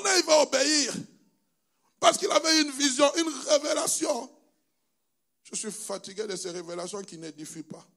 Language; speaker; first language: French; non-native, local second language; Lingala